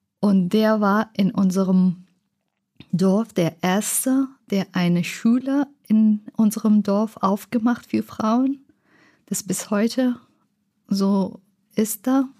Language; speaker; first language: German; non-native, learner; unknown